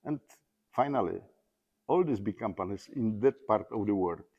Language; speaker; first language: English; non-native, learner; Polish